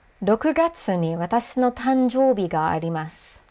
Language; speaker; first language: Japanese; non-native, fluent; English